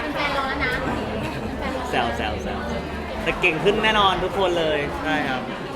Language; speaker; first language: Thai; native; Thai